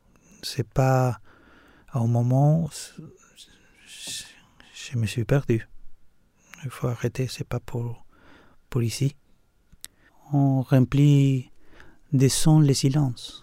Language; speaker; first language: French; non-native, learner; Spanish